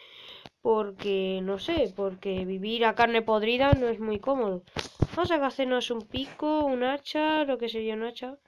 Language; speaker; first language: Spanish; native; Spanish